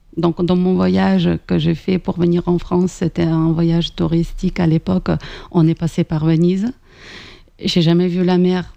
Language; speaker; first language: French; non-native, fluent; Ukrainian